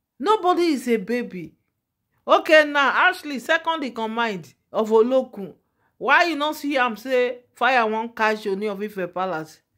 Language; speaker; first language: Nigerian Pidgin; non-native, local second language; Yoruba